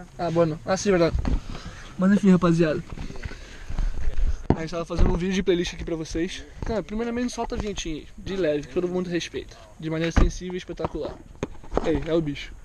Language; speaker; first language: Portuguese; native; Portuguese